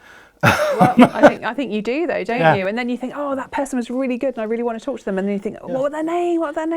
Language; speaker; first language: English; native; English